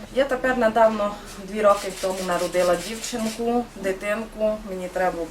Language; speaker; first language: Ukrainian; non-native, local second language; Hungarian